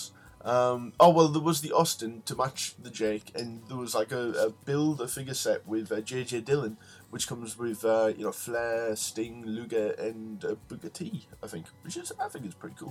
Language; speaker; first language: English; native; English